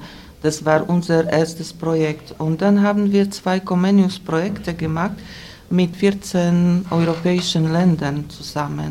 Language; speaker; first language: German; non-native, fluent; Slovak